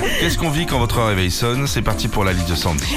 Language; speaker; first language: French; native; French